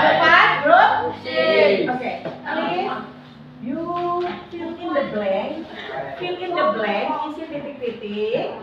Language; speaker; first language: English; non-native, learner; Indonesian